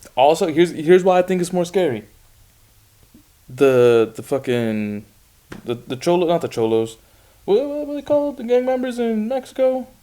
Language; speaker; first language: English; native; English